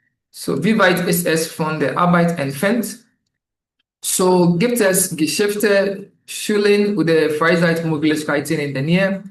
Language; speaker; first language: German; non-native, learner; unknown